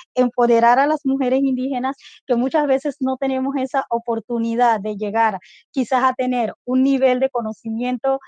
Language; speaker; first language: Spanish; non-native, local second language; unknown